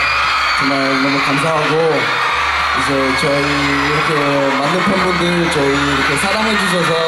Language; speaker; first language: Korean; non-native, fluent; Thai